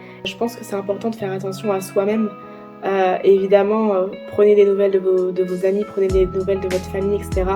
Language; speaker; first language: French; native; French